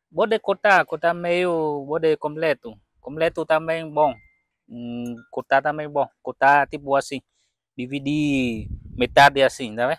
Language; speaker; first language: Portuguese; non-native, learner; Vietnamese